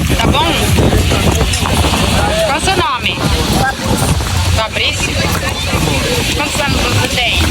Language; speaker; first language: Portuguese; non-native, fluent; English